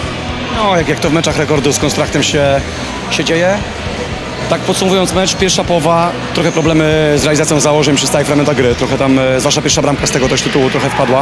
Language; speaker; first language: Polish; native; Polish